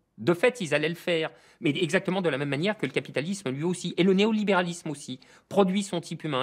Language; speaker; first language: French; native; French